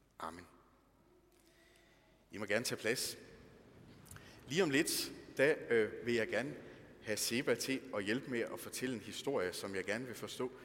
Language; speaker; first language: Danish; native; Danish